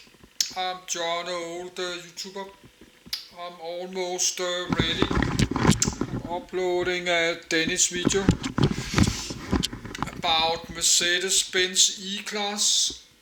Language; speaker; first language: English; non-native, learner; Danish